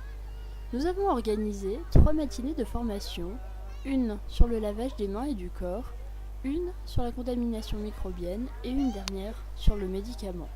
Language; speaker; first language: French; native; French